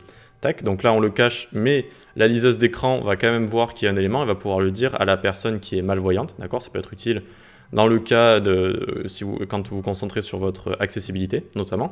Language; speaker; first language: French; native; French